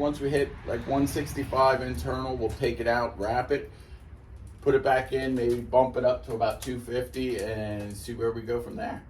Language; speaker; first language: English; native; English